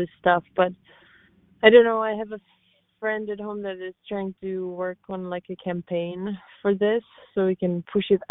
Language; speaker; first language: English; non-native, fluent; Czech